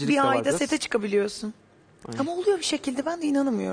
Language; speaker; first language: Turkish; native; Turkish